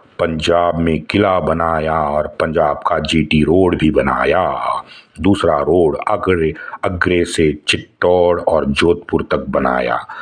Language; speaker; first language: Hindi; non-native, local second language; Marathi